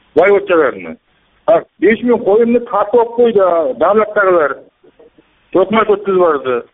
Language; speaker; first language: Uzbek; non-native, local second language; Kazakh